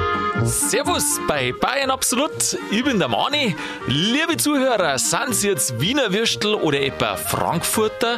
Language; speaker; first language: German; native; German